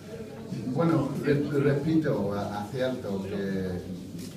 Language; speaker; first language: Spanish; non-native, fluent; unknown